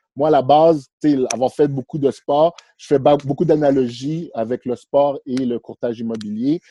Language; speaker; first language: French; early bilingual, other home language; Haitian Creole